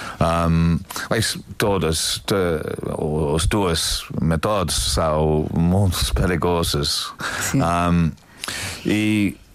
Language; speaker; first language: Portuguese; non-native, learner; English